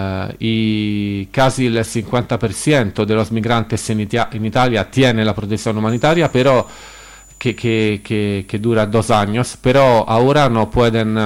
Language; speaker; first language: Spanish; non-native, learner; Italian